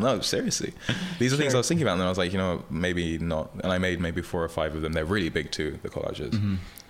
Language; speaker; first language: English; native; English